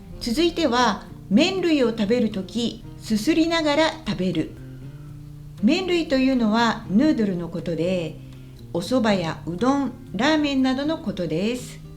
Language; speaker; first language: Japanese; native; Japanese